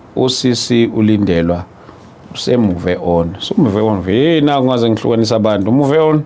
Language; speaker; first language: Zulu; native; Zulu